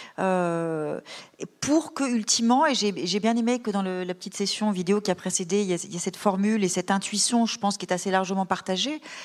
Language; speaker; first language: French; native; French